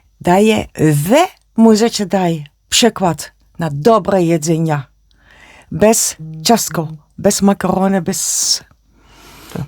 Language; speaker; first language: Polish; non-native, learner; Dutch